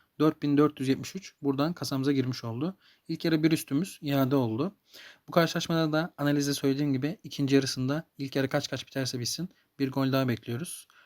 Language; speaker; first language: Turkish; native; Turkish